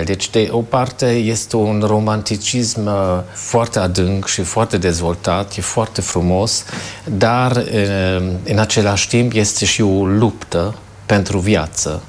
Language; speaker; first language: Romanian; non-native, fluent; German